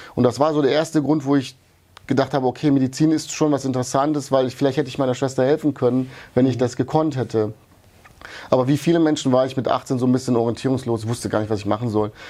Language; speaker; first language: German; early bilingual, other home language; Hungarian